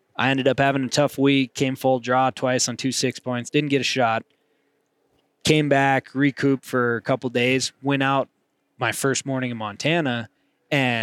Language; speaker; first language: English; native; English